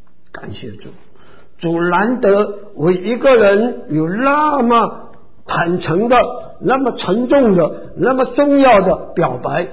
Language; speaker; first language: Chinese; native; Chinese